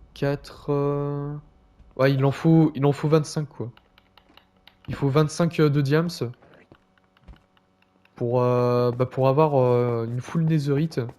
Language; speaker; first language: French; native; French